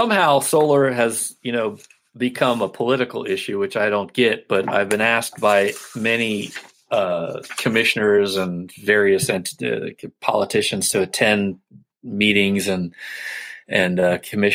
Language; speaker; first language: English; native; English